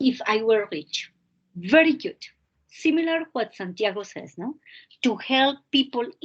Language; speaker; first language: English; non-native, fluent; Spanish